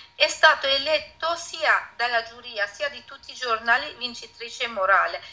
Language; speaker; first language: Italian; non-native, fluent; Persian